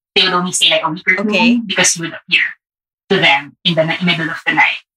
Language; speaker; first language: English; non-native, local second language; Filipino